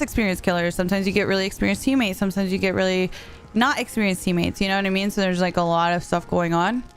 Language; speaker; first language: English; early bilingual, heritage; Spanish